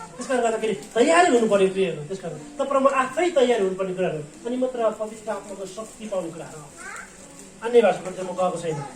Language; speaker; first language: Nepali; non-native, local second language; Eastern Tamang